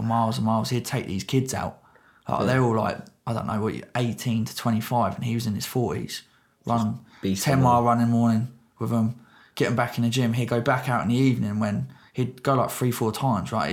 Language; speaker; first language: English; native; English